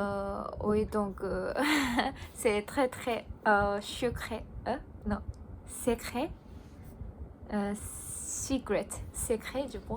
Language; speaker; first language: French; non-native, learner; Japanese